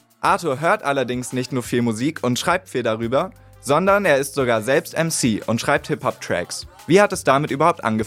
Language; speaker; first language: German; native; German